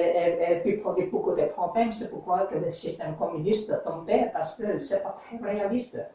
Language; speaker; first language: French; non-native, learner; English